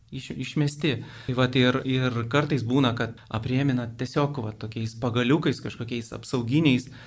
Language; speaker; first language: Lithuanian; native; Lithuanian